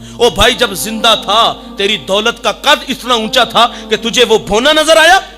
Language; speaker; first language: Urdu; non-native, local second language; Punjabi